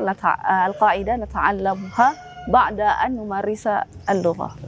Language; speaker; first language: Arabic; non-native, fluent; Indonesian